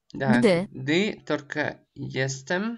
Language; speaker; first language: Polish; non-native, fluent; Russian